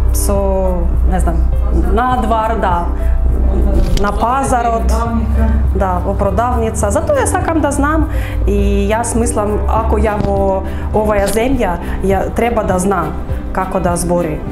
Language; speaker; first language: Macedonian; non-native, learner; Ukrainian